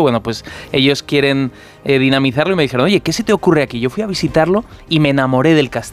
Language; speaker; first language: Spanish; native; Spanish